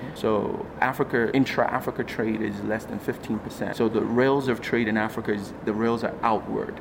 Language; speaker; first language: English; native; English